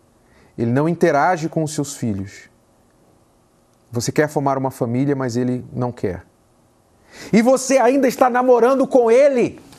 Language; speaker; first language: Portuguese; native; Portuguese